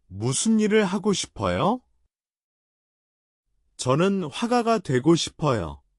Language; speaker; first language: Korean; non-native, learner; Chinese